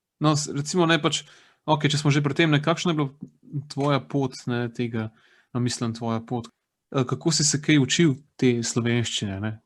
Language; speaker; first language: Slovenian; native; Slovenian